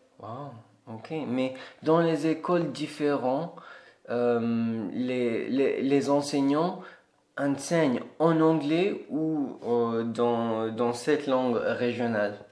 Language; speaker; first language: French; non-native, fluent; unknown